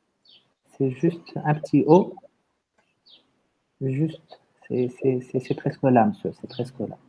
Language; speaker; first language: French; non-native, fluent; Romanian